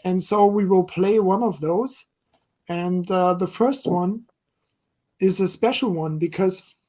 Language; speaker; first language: English; non-native, fluent; German